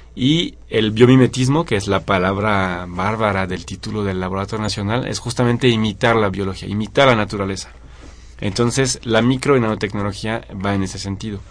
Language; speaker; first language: Spanish; non-native, fluent; French